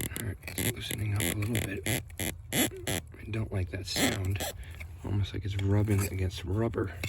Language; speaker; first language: English; native; English